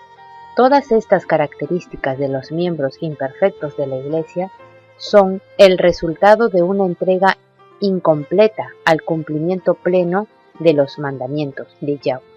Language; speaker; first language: Spanish; native; Spanish